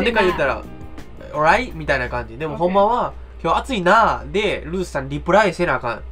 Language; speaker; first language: Japanese; native; Japanese